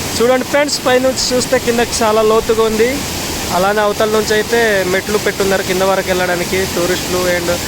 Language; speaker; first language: Telugu; native; Telugu